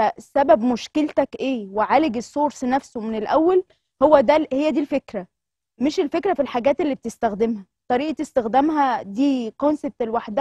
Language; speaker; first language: Arabic; native; Arabic